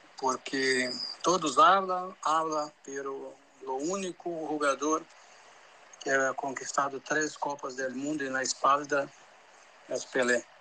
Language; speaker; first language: Spanish; non-native, learner; Portuguese